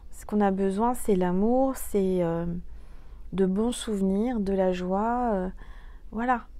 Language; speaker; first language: French; native; French